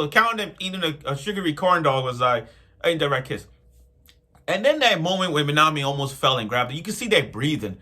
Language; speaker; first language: English; native; English